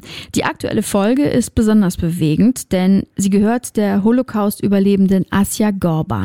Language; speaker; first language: German; native; German